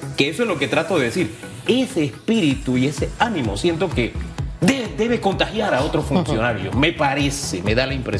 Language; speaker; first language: Spanish; native; Spanish